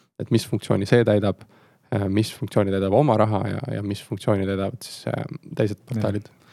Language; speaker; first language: Estonian; native; Estonian